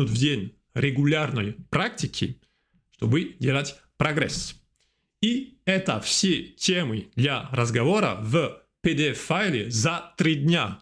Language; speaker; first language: Russian; non-native, fluent; French